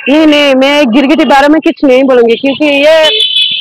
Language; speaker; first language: Hindi; non-native, learner; Bangla